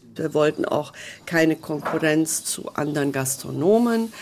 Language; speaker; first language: German; non-native, fluent; Hungarian